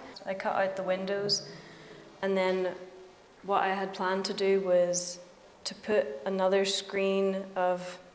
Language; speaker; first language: English; native; English